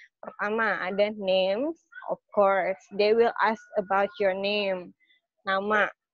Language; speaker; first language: English; non-native, fluent; Indonesian